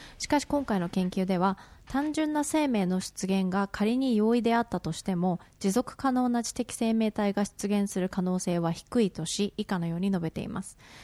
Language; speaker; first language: Japanese; native; Japanese